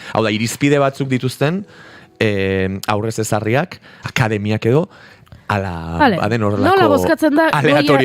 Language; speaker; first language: Basque; native; Basque